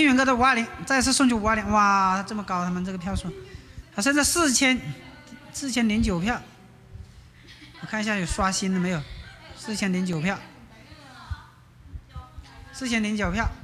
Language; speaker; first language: Chinese; native; Chinese